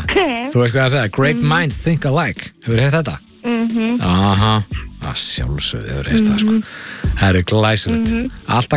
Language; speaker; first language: Icelandic; native; Icelandic